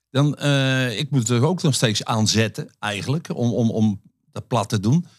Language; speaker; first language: Dutch; native; Dutch